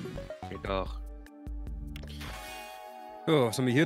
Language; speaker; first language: German; native; German